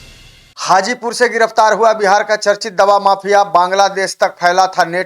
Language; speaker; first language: Hindi; native; Hindi